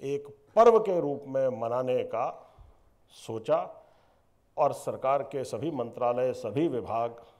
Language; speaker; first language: Hindi; native; Hindi